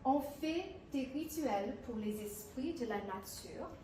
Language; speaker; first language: French; non-native, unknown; English